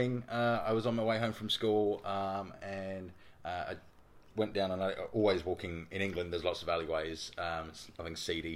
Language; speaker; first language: English; native; English